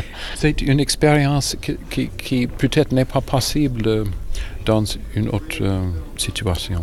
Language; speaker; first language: French; non-native, learner; English